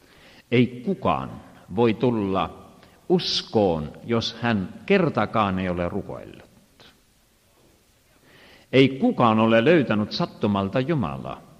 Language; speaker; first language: Finnish; non-native, fluent; Estonian